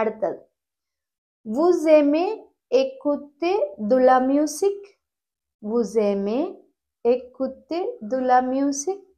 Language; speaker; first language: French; non-native, fluent; Tamil